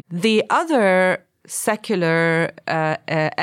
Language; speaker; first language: English; non-native, fluent; Arabic